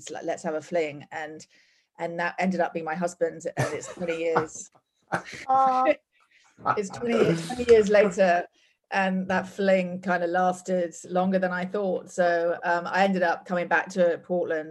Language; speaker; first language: English; native; English